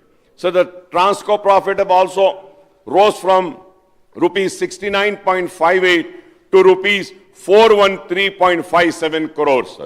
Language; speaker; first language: English; non-native, local second language; Urdu